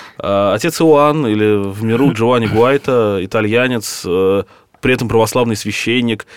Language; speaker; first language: Russian; native; Russian